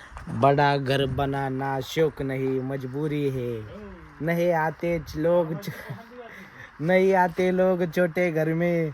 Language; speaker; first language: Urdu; non-native, local second language; Marathi